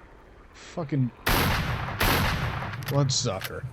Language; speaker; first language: English; native; English